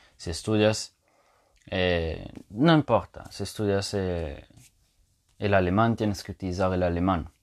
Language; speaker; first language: Spanish; non-native, fluent; Italian